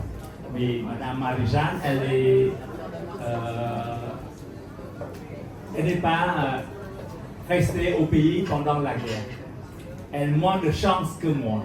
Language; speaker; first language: French; non-native, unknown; Khmer